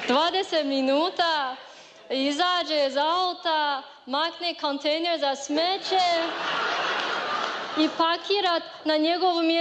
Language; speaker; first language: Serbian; non-native, learner; Chinese